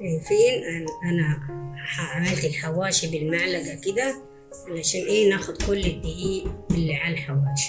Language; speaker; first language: Arabic; native; Arabic